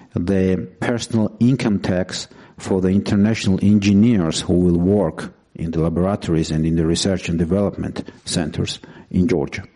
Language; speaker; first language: English; non-native, fluent; Georgian